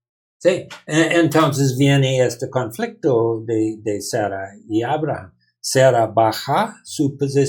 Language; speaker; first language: Spanish; non-native, learner; English